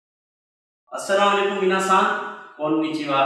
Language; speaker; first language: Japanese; non-native, fluent; Urdu